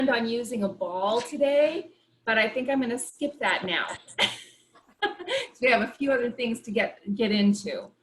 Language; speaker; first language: English; native; English